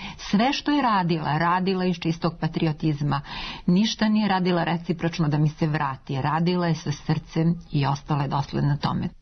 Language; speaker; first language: Serbian; native; Serbian